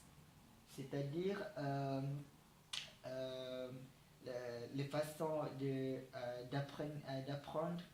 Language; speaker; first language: French; non-native, learner; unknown